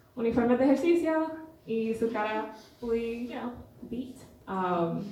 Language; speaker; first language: Spanish; native; Spanish